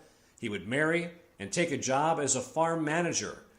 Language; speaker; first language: English; native; English